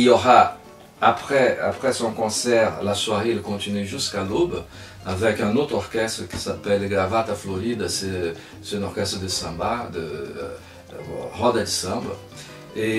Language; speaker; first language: French; non-native, fluent; Spanish